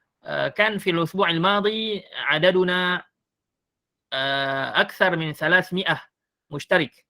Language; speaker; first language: Arabic; non-native, fluent; Malay